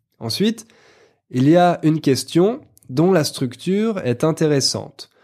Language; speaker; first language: French; native; French